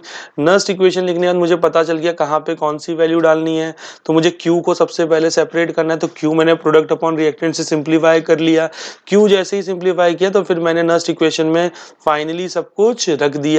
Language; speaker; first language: Hindi; native; Hindi